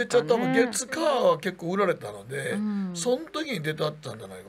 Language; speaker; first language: Japanese; native; Japanese